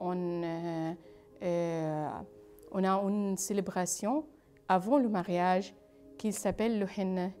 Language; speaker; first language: French; non-native, fluent; Arabic